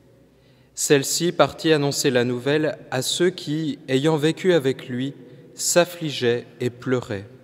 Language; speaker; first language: French; native; French